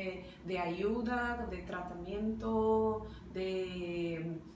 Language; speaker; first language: Spanish; non-native, fluent; Portuguese